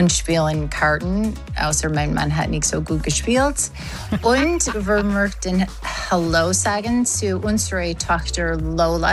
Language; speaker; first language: German; non-native, learner; English